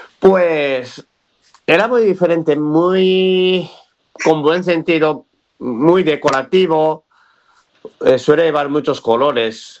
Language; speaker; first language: Spanish; non-native, fluent; Japanese